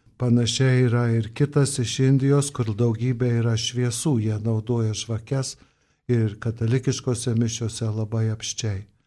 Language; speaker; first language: Lithuanian; early bilingual, heritage; Lithuanian